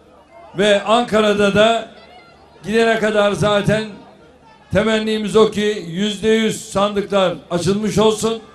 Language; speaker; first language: Turkish; native; Turkish